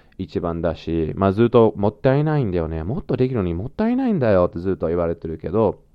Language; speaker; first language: Japanese; non-native, fluent; English